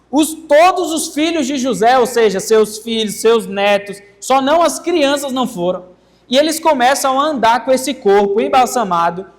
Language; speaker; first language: Portuguese; native; Portuguese